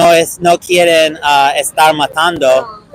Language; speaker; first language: Spanish; non-native, learner; English